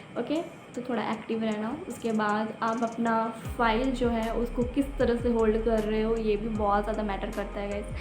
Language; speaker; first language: Hindi; non-native, local second language; Bangla